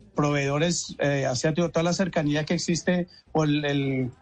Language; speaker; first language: Spanish; native; Spanish